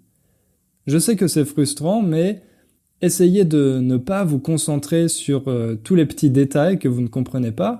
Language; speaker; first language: French; native; French